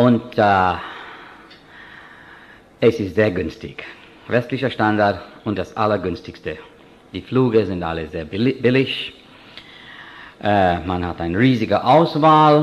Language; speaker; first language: German; non-native, fluent; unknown